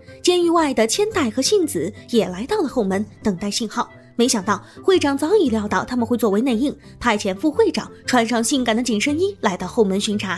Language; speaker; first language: Chinese; native; Chinese